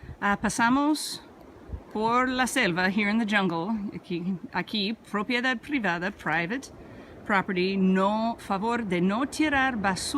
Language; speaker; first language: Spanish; non-native, learner; English